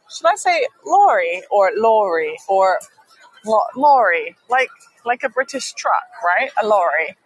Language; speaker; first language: English; native; English